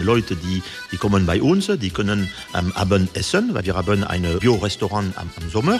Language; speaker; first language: German; non-native, fluent; French